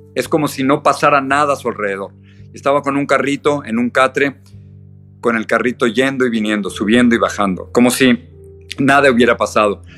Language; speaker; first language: Spanish; native; Spanish